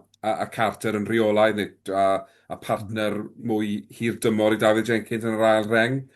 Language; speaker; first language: Welsh; native; Welsh